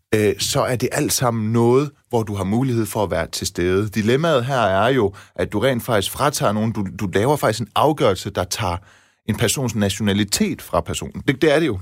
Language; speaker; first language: Danish; early bilingual, other home language; Persian